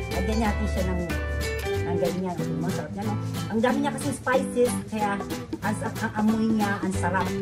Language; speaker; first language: Filipino; native; Filipino